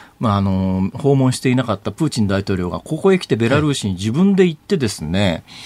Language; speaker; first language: Japanese; native; Japanese